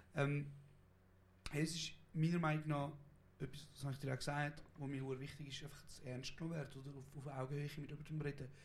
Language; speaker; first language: German; early bilingual, other home language; Kurdish